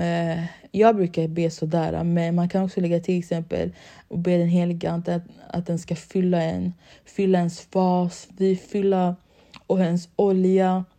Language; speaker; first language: Swedish; early bilingual, other home language; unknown